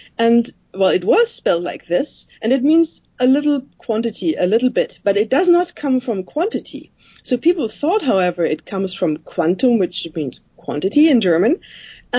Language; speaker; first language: English; non-native, fluent; German